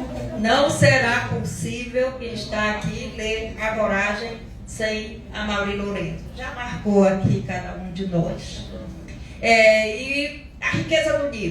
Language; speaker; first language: Portuguese; native; Portuguese